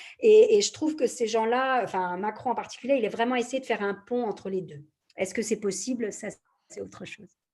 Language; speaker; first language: French; native; French